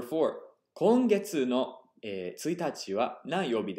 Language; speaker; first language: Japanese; non-native, fluent; English